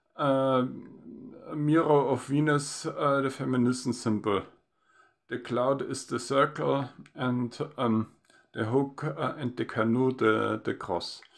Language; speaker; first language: English; non-native, fluent; German